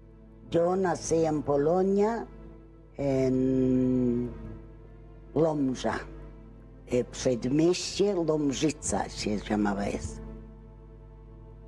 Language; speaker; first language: Spanish; non-native, fluent; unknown